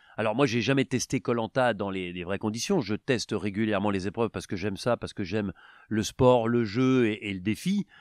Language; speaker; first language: French; native; French